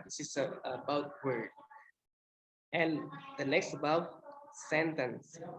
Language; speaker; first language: English; non-native, learner; Indonesian